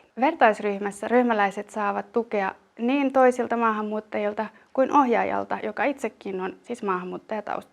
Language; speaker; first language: Finnish; native; Finnish